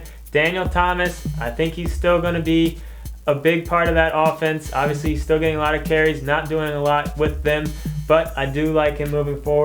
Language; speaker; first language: English; native; English